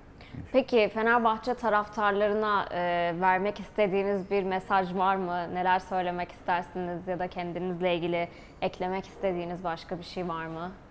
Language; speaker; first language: Turkish; native; Turkish